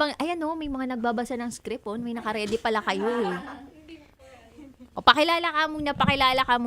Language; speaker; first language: Filipino; native; Filipino